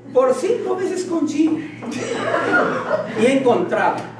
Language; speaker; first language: Portuguese; non-native, fluent; Spanish